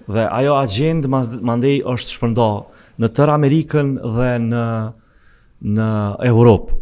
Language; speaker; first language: Albanian; native; Albanian